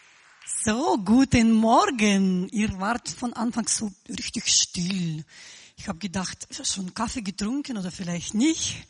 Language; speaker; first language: German; non-native, fluent; Russian